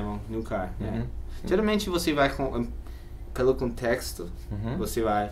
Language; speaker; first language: Portuguese; non-native, fluent; English